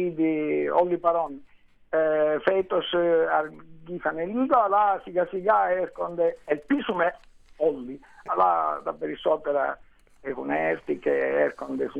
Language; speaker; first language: Greek; non-native, learner; Italian